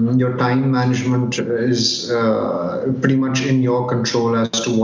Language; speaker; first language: English; non-native, local second language; Hindi